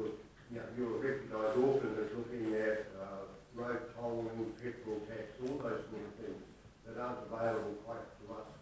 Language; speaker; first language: English; native; English